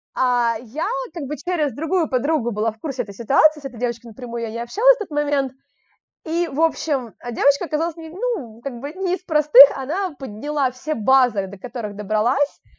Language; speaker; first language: Russian; native; Russian